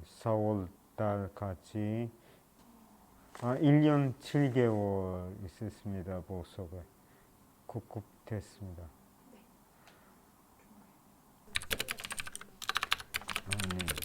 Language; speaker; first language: Korean; non-native, learner; Persian